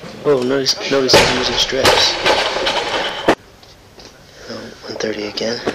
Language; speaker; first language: English; native; English